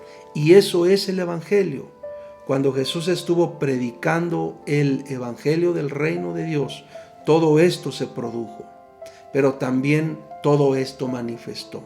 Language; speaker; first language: Spanish; native; Spanish